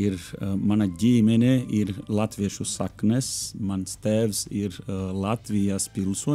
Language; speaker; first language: Latvian; non-native, learner; Portuguese